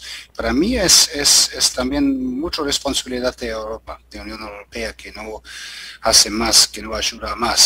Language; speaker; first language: Spanish; non-native, learner; German